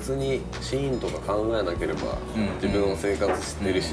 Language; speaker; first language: Japanese; native; Japanese